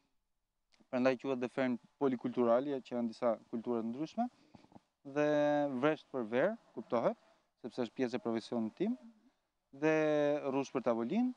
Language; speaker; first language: Albanian; native; Albanian